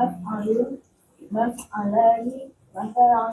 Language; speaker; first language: Arabic; non-native, learner; Indonesian